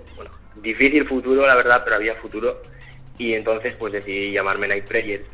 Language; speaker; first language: Spanish; early bilingual, other home language; French